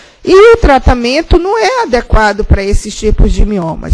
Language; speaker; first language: Portuguese; native; Portuguese